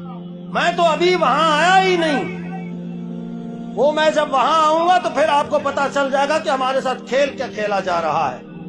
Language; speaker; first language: Urdu; native; Urdu